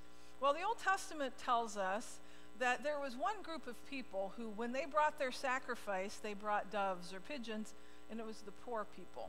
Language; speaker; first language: English; native; English